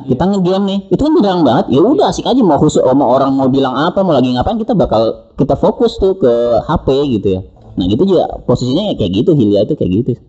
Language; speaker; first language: Indonesian; native; Indonesian